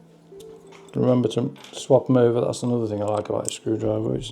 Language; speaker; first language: English; native; English